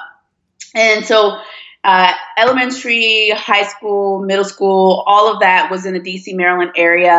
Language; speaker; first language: English; early bilingual, other home language; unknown